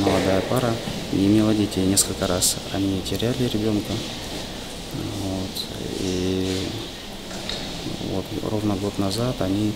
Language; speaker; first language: Russian; native; Russian